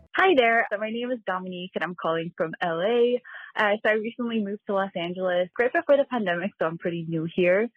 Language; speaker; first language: English; non-native, fluent; Portuguese